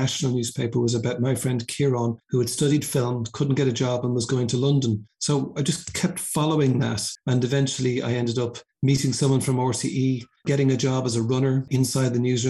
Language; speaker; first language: English; native; English